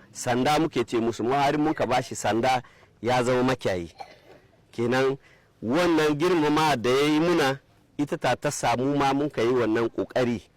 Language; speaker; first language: Hausa; non-native, local second language; Fula